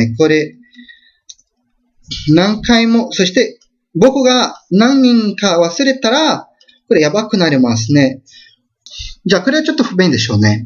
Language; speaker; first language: Japanese; non-native, fluent; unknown